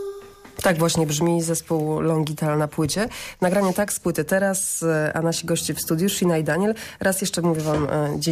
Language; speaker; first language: Polish; native; Polish